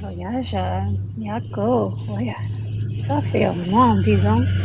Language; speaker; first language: French; non-native, learner; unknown